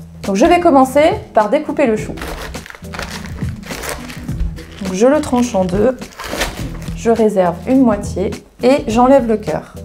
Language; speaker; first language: French; native; French